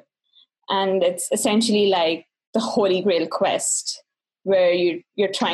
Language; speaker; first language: English; non-native, local second language; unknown